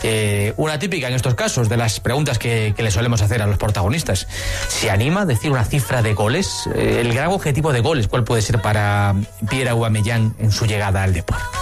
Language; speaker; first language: Spanish; native; Spanish